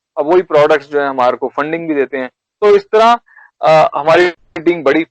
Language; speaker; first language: Hindi; native; Hindi